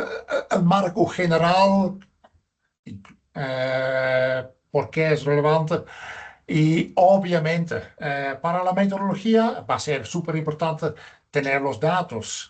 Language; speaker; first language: Spanish; non-native, fluent; Dutch